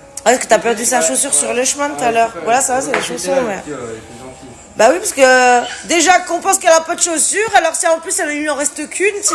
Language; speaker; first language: French; native; French